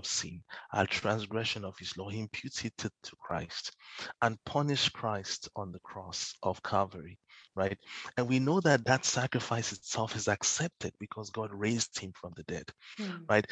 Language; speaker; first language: English; non-native, local second language; Yoruba